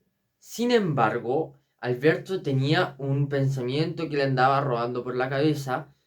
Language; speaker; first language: Spanish; native; Spanish